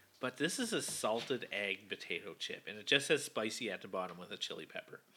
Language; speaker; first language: English; native; English